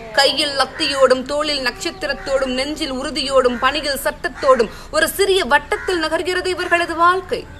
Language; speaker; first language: Tamil; non-native, local second language; Telugu